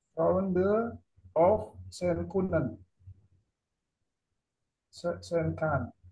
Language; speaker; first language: German; non-native, learner; Indonesian